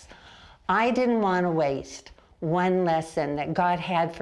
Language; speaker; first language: English; native; English